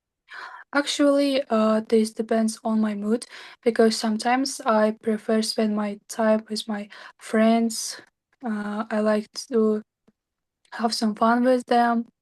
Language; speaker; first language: English; non-native, learner; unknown